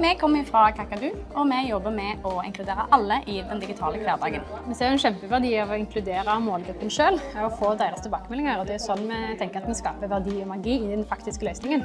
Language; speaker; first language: Norwegian; native; Norwegian